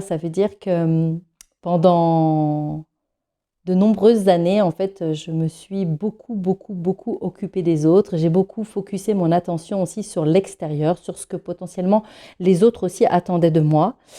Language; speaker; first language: French; native; French